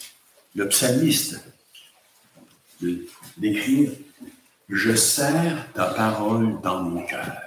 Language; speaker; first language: French; native; French